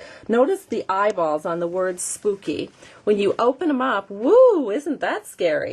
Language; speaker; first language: English; native; English